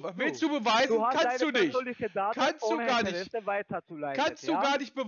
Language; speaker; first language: German; native; German